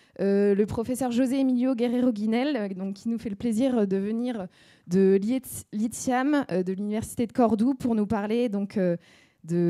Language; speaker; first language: French; native; French